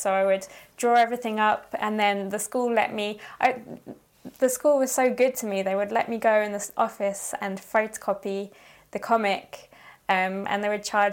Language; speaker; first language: English; native; English